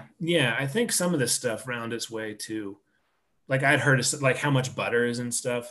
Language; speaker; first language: English; native; English